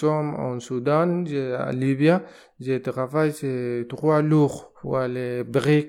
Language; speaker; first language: French; non-native, learner; Arabic